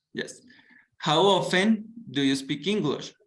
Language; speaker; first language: English; non-native, fluent; Spanish